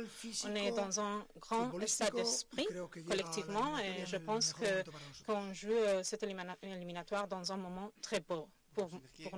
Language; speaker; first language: French; non-native, fluent; Spanish